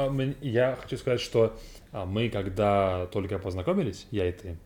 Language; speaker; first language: Russian; non-native, learner; English